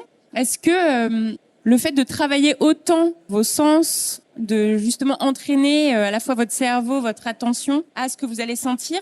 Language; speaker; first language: French; native; French